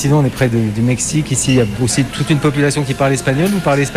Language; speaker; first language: French; native; French